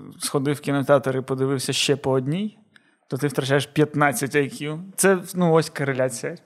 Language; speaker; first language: Ukrainian; non-native, local second language; Russian